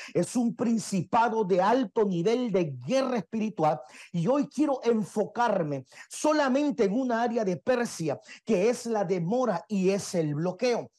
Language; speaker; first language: Spanish; native; Spanish